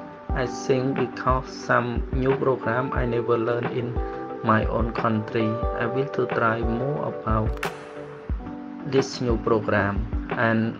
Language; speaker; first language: English; non-native, learner; Khmer